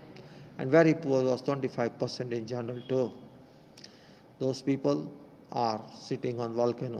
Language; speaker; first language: English; non-native, local second language; Hindi